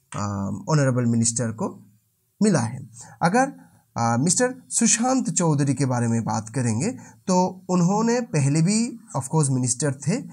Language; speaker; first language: Hindi; non-native, local second language; Bangla